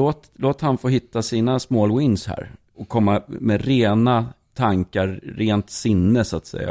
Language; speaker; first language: Swedish; native; Swedish